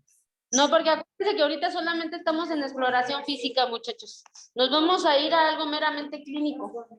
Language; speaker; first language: Spanish; native; Spanish